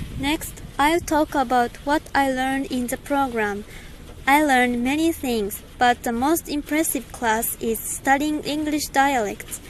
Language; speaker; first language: English; non-native, learner; Japanese